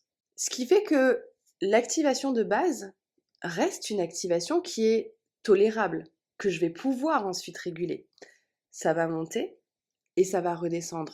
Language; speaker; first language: French; native; French